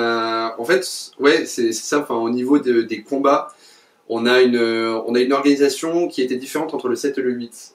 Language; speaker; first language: French; native; French